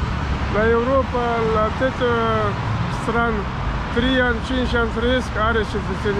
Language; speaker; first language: Romanian; non-native, learner; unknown